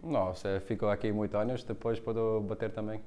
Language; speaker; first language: Portuguese; non-native, learner; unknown